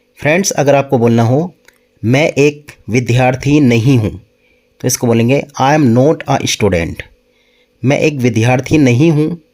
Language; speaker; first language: Hindi; native; Hindi